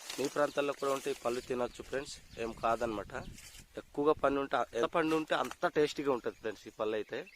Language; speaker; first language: Telugu; non-native, local second language; Odia